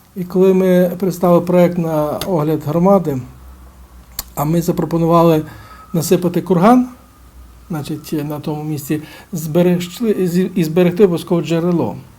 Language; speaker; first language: Ukrainian; native; Ukrainian